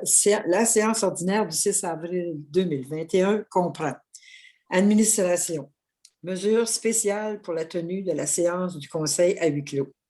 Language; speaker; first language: French; native; French